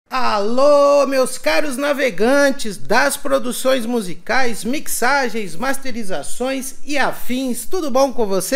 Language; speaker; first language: Portuguese; native; Portuguese